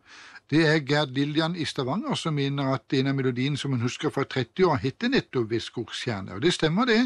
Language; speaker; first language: Norwegian; native; Norwegian